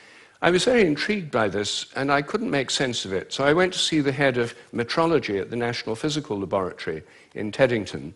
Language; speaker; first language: English; native; English